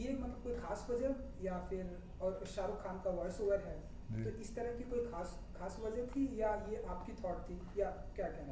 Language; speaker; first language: Hindi; native; Hindi